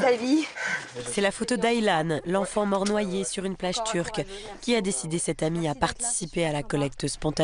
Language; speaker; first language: French; native; French